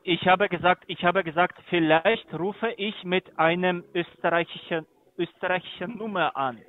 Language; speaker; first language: German; non-native, learner; Greek